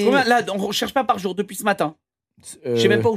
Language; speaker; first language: French; native; French